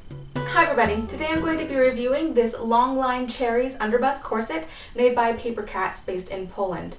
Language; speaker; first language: English; native; English